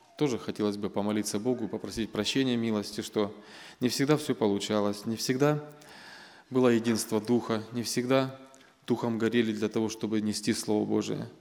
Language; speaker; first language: Russian; non-native, local second language; Armenian